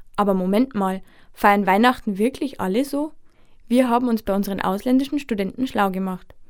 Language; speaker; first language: German; native; German